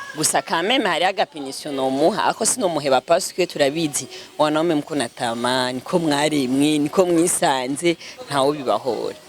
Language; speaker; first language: Rundi; native; Rundi